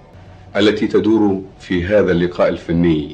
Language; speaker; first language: Arabic; native; Arabic